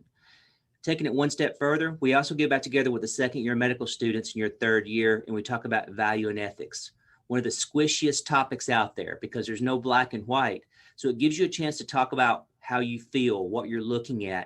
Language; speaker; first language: English; native; English